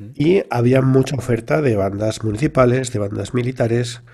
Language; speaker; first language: Spanish; native; Spanish